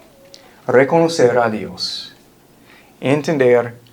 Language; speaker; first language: Spanish; non-native, fluent; English